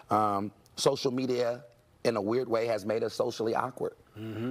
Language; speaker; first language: English; native; English